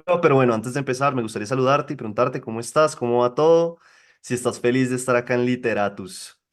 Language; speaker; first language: Spanish; native; Spanish